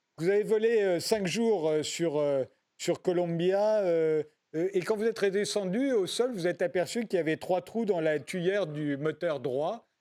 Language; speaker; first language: French; native; French